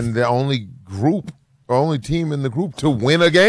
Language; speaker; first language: English; native; English